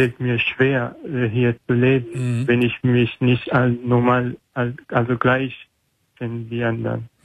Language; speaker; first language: German; non-native, learner; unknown